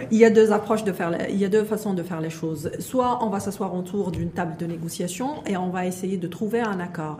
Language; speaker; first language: French; non-native, local second language; Arabic